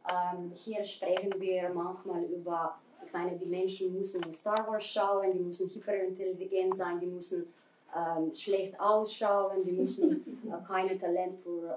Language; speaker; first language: German; non-native, fluent; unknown